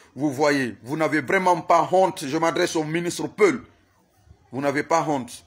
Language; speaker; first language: French; non-native, local second language; Susu